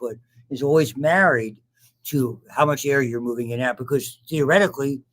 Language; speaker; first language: English; native; English